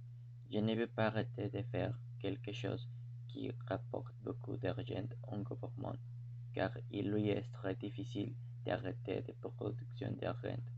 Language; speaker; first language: French; non-native, learner; Spanish